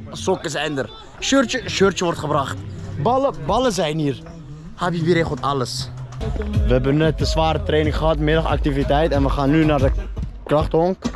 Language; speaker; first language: Dutch; early bilingual, other home language; Turkish